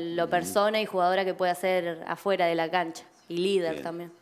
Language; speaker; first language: Spanish; native; Spanish